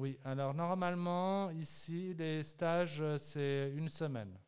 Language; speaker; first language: French; native; French